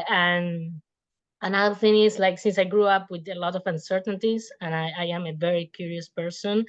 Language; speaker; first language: English; non-native, fluent; Spanish